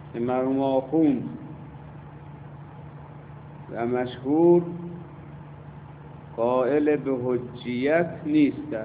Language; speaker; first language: Persian; native; Persian